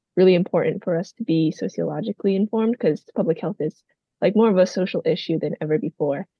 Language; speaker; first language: English; native; English